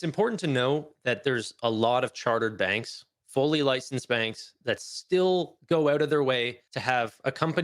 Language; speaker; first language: English; native; English